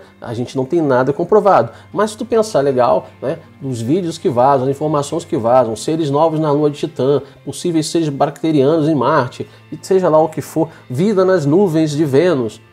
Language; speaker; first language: Portuguese; native; Portuguese